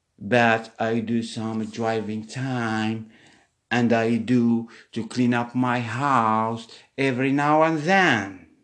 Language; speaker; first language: English; non-native, fluent; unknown